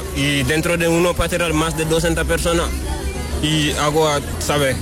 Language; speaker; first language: Spanish; non-native, learner; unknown